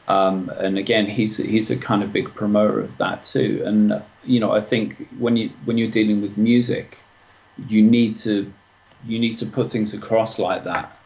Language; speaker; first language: English; native; English